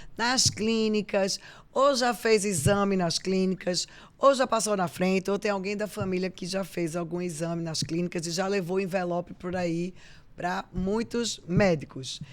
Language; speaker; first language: Portuguese; native; Portuguese